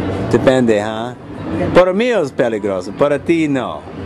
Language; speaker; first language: Spanish; non-native, learner; English